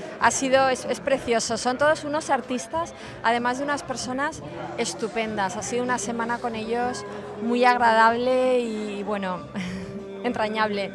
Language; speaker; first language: Spanish; native; Spanish